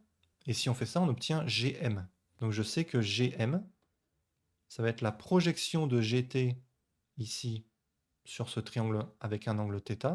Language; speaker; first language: French; native; French